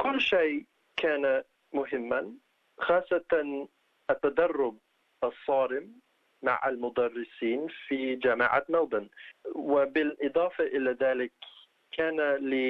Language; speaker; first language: Arabic; non-native, fluent; English